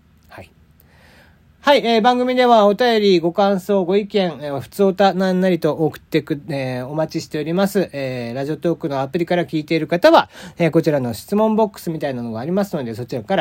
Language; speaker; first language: Japanese; native; Japanese